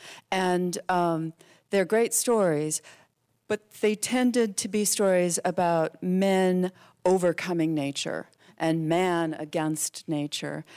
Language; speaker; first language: English; native; English